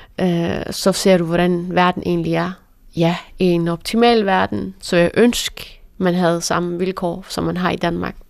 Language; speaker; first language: Danish; early bilingual, other home language; Persian